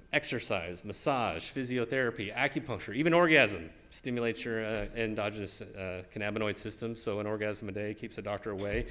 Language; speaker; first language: English; native; English